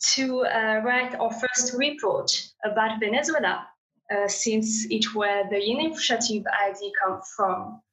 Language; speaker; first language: English; non-native, fluent; French